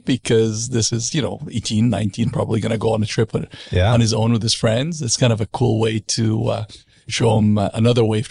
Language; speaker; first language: English; non-native, fluent; Arabic